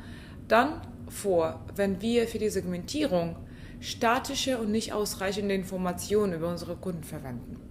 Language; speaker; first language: German; non-native, fluent; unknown